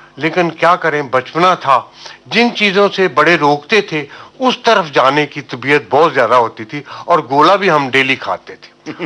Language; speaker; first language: Urdu; non-native, local second language; Punjabi